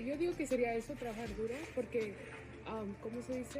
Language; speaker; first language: Spanish; early bilingual, heritage; Spanish